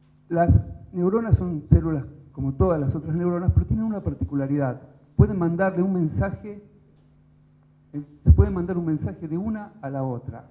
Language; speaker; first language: Spanish; native; Spanish